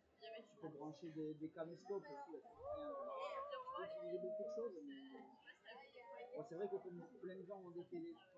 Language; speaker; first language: French; native; French